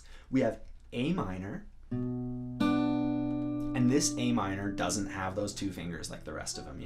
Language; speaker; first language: English; native; English